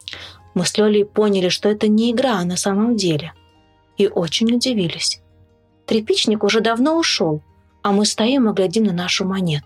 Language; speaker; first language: Russian; native; Russian